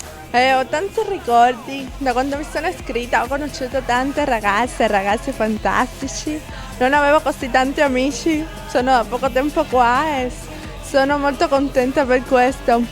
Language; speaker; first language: Italian; non-native, learner; Spanish